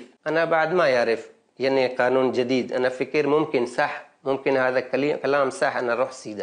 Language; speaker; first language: Arabic; non-native, learner; Baluchi